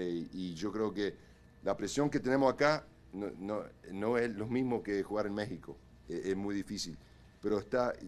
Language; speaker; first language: Spanish; early bilingual, heritage; Spanish